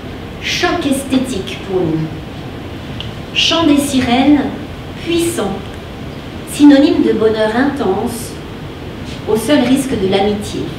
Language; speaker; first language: French; native; French